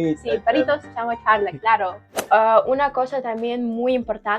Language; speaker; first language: Spanish; non-native, learner; Ukrainian